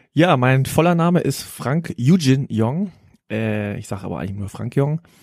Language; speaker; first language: German; native; German